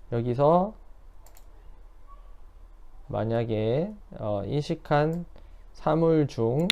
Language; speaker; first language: Korean; native; Korean